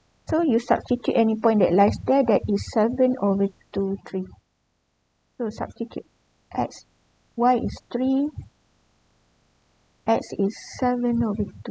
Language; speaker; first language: English; non-native, local second language; Malay